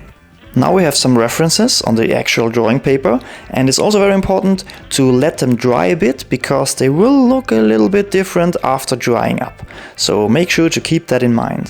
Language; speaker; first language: English; non-native, fluent; German